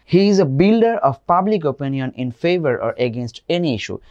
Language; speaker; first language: English; non-native, local second language; Bangla